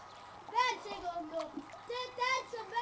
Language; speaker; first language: Italian; early bilingual, other home language; Filipino